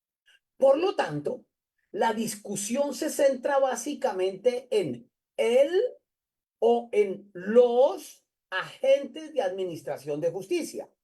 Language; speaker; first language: Spanish; native; Spanish